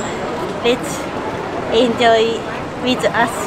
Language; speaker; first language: English; non-native, learner; Japanese